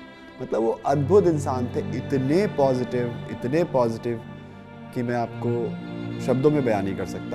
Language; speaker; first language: Hindi; native; Hindi